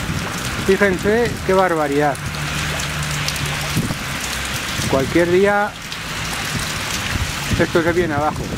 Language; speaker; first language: Spanish; native; Spanish